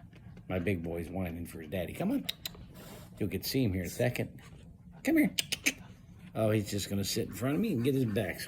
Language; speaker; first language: English; native; English